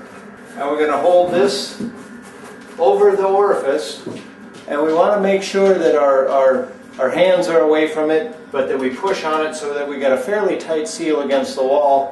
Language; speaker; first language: English; native; English